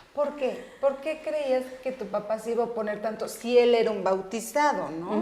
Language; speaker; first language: Spanish; native; Spanish